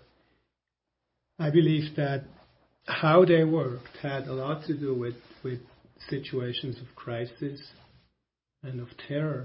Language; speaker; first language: English; non-native, fluent; German